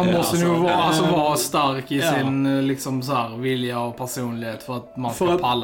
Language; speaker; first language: Swedish; native; Swedish